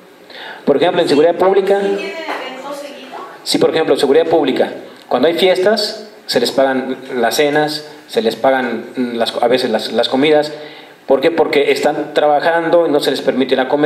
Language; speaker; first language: Spanish; native; Spanish